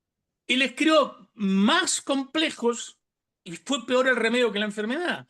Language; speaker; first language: Spanish; native; Spanish